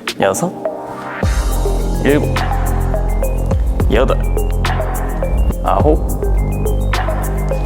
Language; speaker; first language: Korean; native; Korean